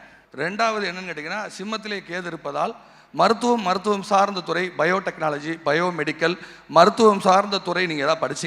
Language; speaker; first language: Tamil; native; Tamil